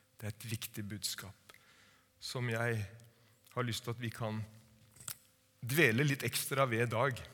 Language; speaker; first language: Norwegian; native; Norwegian